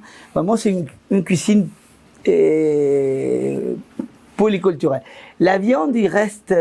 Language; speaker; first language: French; non-native, fluent; Spanish